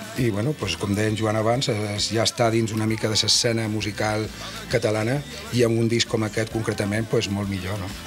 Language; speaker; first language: Catalan; native; Catalan